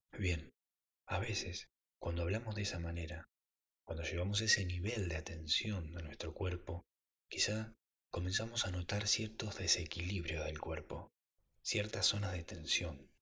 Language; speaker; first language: Spanish; native; Spanish